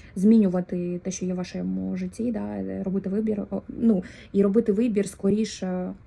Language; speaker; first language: Ukrainian; non-native, local second language; Russian